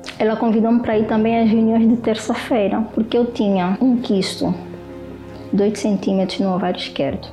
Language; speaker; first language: Portuguese; native; Portuguese